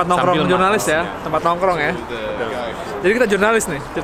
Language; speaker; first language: Indonesian; native; Indonesian